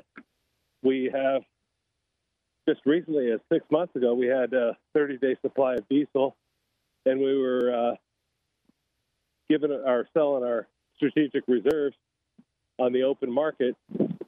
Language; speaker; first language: English; native; English